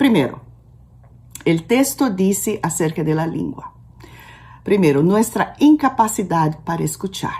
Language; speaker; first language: Portuguese; non-native, fluent; Spanish